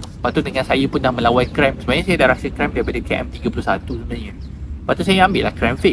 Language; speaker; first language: Malay; native; Malay